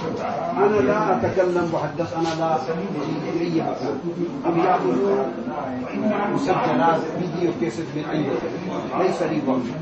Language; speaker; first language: Arabic; non-native, learner; Urdu